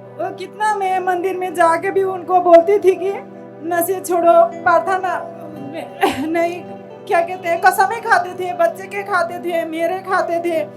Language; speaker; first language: Hindi; non-native, learner; Nepali